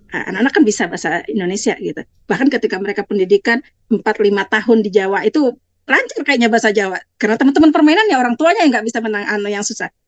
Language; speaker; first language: Indonesian; non-native, local second language; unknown